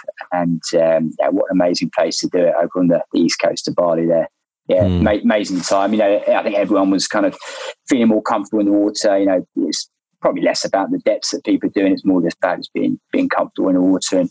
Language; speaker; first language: English; native; English